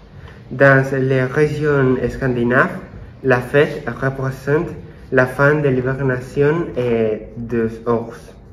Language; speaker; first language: French; non-native, learner; Spanish